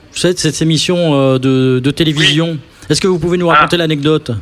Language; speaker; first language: French; native; French